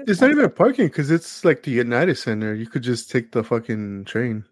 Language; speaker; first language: English; early bilingual, other home language; Spanish